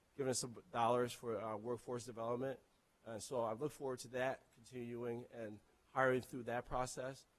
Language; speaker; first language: English; non-native, local second language; Akan